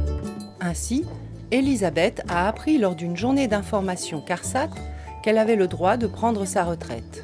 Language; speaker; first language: French; native; French